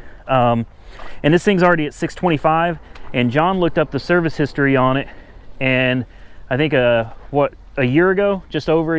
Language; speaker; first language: English; native; English